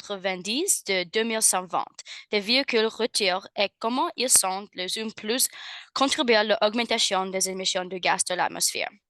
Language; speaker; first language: French; non-native, learner; English